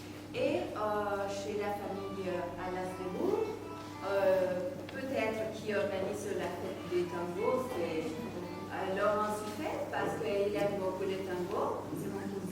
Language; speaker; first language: French; non-native, fluent; Spanish